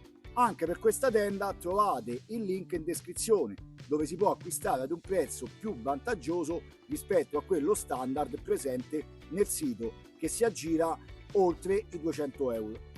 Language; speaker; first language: Italian; native; Italian